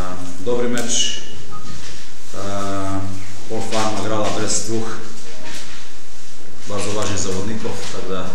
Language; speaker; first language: Polish; non-native, learner; Slovenian